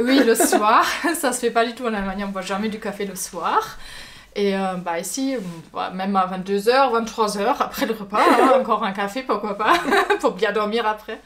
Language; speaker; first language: French; non-native, fluent; German